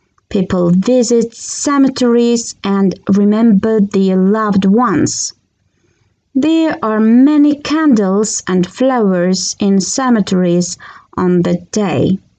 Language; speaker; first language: English; non-native, fluent; Georgian